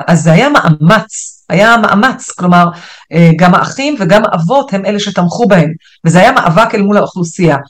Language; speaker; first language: Hebrew; non-native, local second language; Arabic